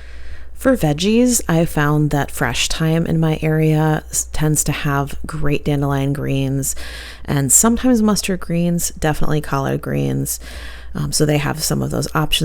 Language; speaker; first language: English; native; English